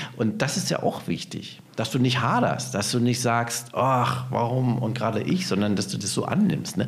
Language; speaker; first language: German; native; German